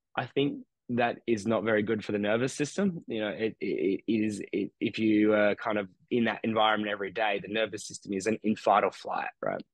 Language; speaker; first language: English; native; English